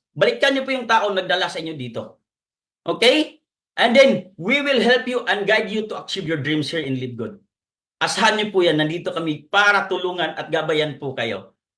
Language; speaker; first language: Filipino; non-native, local second language; Cebuano